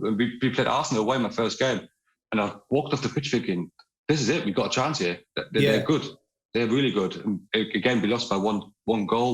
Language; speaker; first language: English; non-native, fluent; German